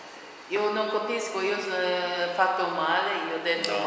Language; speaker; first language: Italian; non-native, learner; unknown